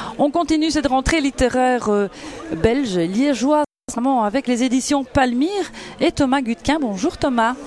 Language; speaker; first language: French; native; French